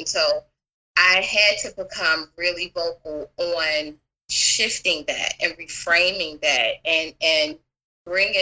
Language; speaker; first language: English; native; English